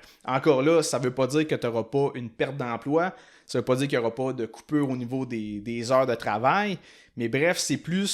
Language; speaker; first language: French; native; French